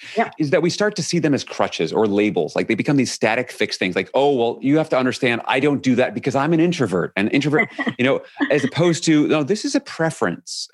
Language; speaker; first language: English; native; English